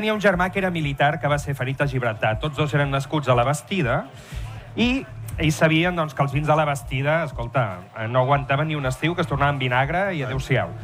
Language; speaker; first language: Catalan; native; Catalan